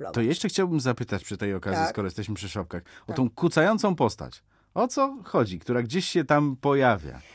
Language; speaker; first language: Polish; native; Polish